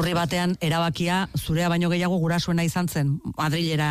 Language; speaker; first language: Basque; native; Basque